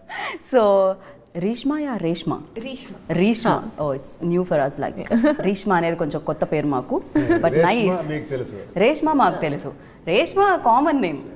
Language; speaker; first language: Telugu; native; Telugu